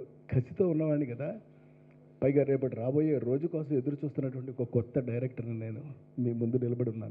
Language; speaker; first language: Telugu; native; Telugu